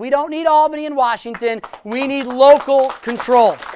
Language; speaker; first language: English; native; English